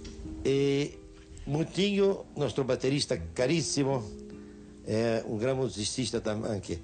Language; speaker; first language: Italian; non-native, fluent; Portuguese